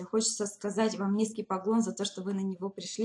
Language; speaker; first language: Russian; native; Russian